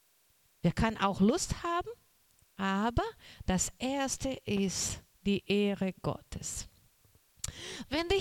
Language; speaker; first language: German; non-native, learner; Portuguese